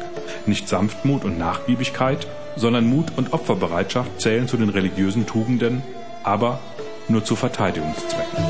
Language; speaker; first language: German; native; German